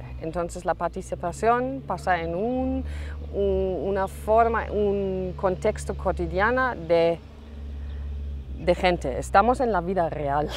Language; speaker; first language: Spanish; non-native, fluent; German